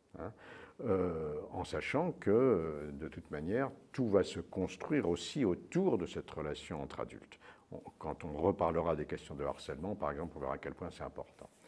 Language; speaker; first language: French; native; French